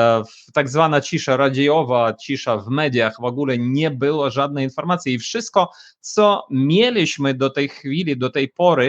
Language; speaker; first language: Polish; non-native, fluent; Ukrainian